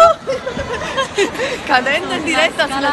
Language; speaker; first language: Italian; native; Italian